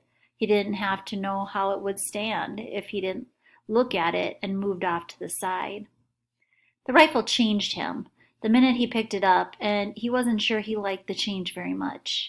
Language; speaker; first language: English; native; English